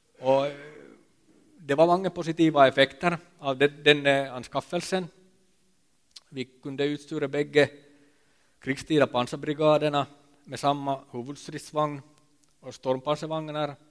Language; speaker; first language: Swedish; non-native, local second language; Finnish